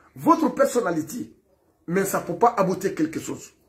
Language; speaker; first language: French; non-native, local second language; Fula